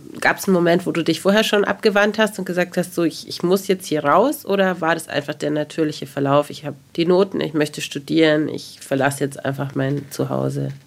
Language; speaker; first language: German; native; German